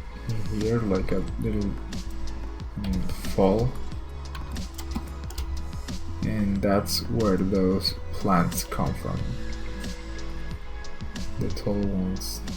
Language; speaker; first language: English; non-native, fluent; Spanish